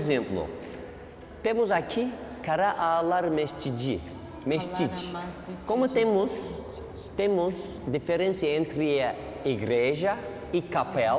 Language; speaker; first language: Portuguese; non-native, learner; Turkish